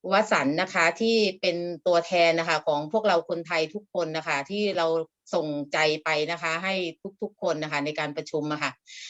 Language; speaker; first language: Thai; native; Thai